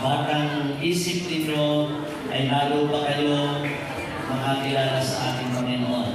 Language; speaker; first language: Filipino; native; Filipino